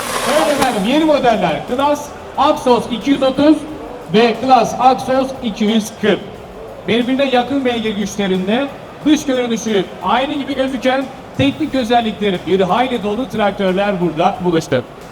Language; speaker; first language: Turkish; native; Turkish